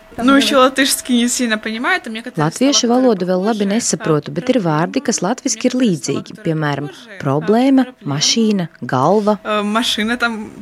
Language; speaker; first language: Latvian; non-native, learner; Russian